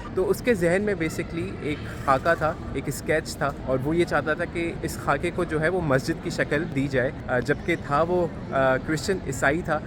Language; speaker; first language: Urdu; native; Urdu